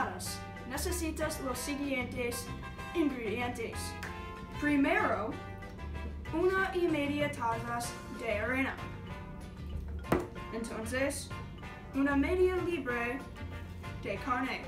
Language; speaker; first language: Spanish; non-native, learner; English